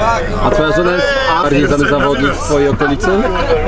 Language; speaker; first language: Polish; native; Polish